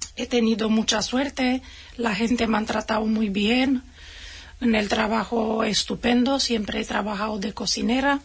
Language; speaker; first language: Spanish; non-native, fluent; Romanian